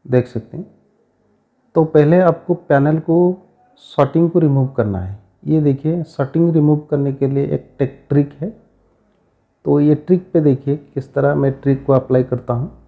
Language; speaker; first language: Hindi; non-native, local second language; Odia